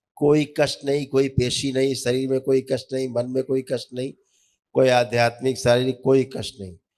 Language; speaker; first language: Hindi; native; Hindi